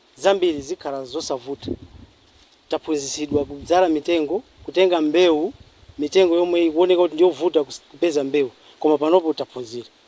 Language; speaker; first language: Nyanja; non-native, local second language; Tumbuka